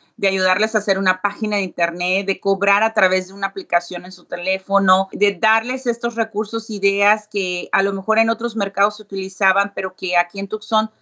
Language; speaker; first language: Spanish; native; Spanish